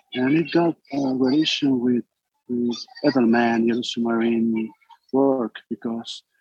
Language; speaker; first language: English; non-native, learner; Spanish